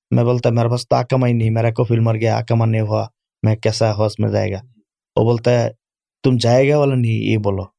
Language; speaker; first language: Urdu; non-native, learner; Bangla